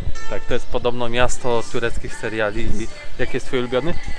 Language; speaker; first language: Polish; native; Polish